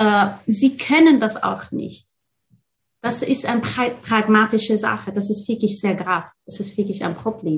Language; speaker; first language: German; non-native, fluent; Arabic